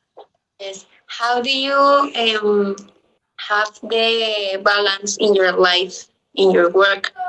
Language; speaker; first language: English; non-native, learner; Spanish